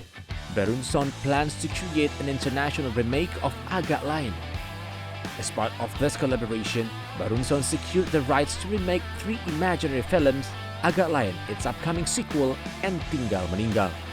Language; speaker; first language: English; non-native, fluent; Indonesian